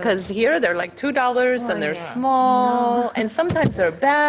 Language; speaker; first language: English; native; English